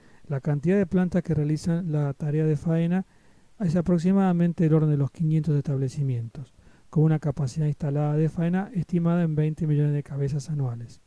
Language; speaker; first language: Spanish; native; Spanish